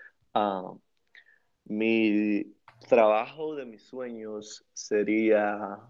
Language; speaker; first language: Spanish; early bilingual, other home language; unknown